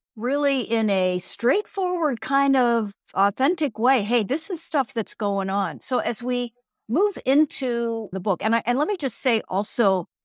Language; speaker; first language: English; native; English